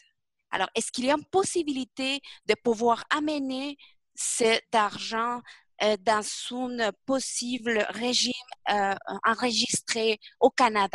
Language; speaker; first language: French; non-native, fluent; Spanish